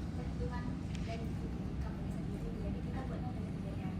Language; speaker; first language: Indonesian; native; Indonesian